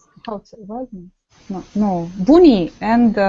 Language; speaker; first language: English; non-native, learner; Russian